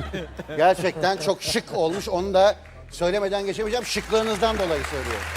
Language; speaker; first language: Turkish; native; Turkish